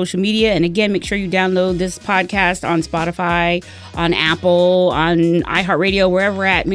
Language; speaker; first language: English; native; English